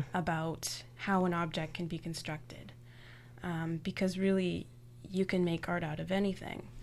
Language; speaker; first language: English; native; English